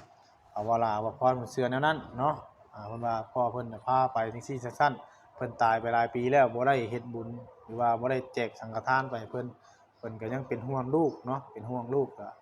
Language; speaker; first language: Thai; non-native, local second language; Lao